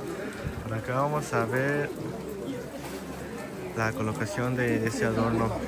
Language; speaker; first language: Spanish; native; Spanish